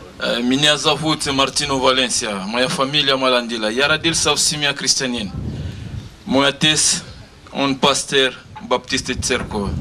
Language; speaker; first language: Russian; non-native, learner; Lingala